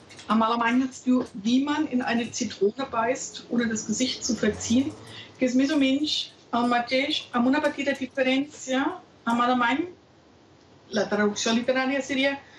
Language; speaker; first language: Catalan; non-native, fluent; German